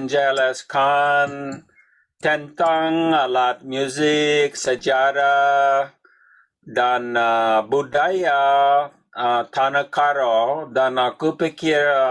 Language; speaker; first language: Indonesian; non-native, learner; English